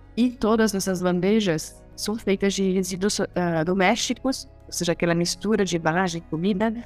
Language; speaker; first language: Portuguese; non-native, fluent; French